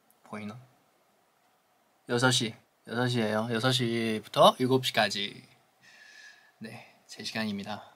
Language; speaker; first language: Korean; non-native, fluent; Chinese